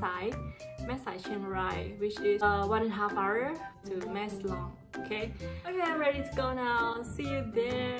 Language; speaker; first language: English; non-native, fluent; Thai